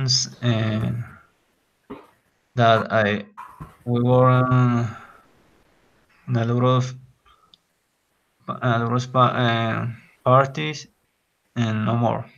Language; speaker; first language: English; non-native, learner; Spanish